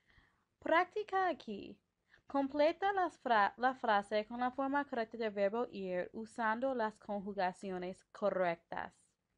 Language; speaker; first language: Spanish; non-native, fluent; English